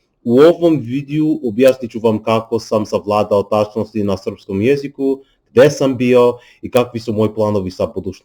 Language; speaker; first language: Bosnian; non-native, learner; English